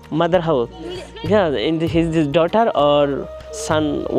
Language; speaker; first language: English; non-native, learner; Bangla